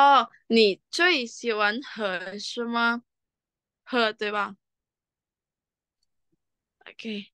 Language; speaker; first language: Chinese; non-native, fluent; Indonesian